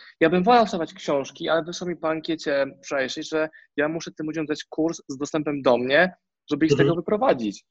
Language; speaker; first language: Polish; native; Polish